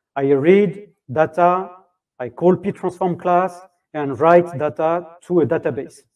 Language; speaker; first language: English; non-native, fluent; French